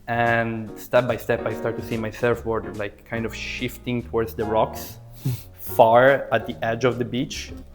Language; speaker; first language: English; early bilingual, other home language; Italian